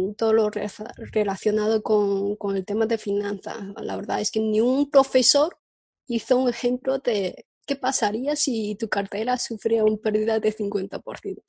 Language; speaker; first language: Spanish; non-native, fluent; Chinese